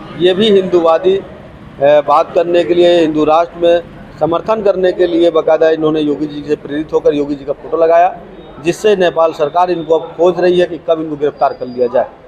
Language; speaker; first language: Hindi; native; Hindi